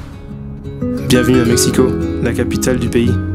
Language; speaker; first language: French; native; French